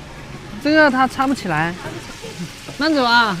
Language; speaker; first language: Chinese; non-native, fluent; Indonesian